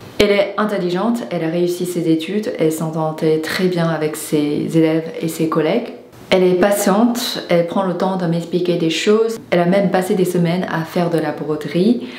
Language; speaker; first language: French; non-native, fluent; Chinese